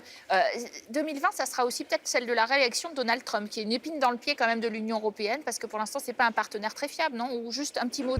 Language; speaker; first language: French; native; French